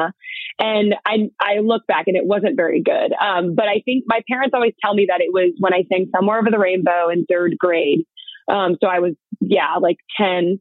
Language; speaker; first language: English; native; English